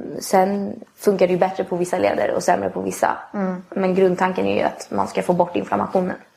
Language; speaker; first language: Swedish; native; Swedish